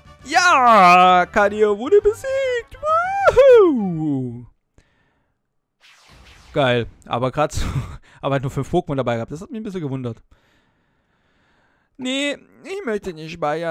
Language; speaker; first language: German; native; German